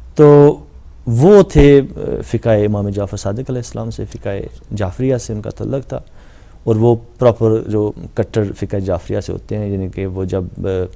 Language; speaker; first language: Urdu; non-native, local second language; Punjabi